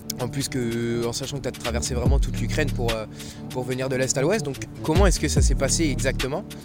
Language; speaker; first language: French; native; French